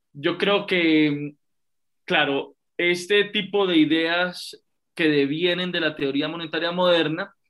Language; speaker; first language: Spanish; native; Spanish